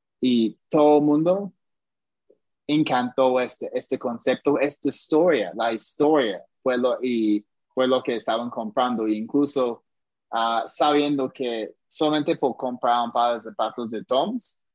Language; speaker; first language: Spanish; non-native, fluent; English